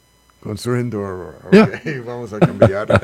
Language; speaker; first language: Spanish; non-native, learner; English